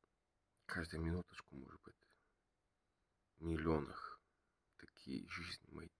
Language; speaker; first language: Russian; non-native, learner; Bulgarian